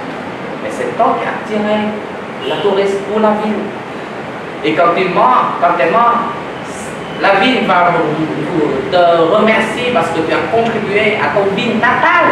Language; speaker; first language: French; non-native, learner; Vietnamese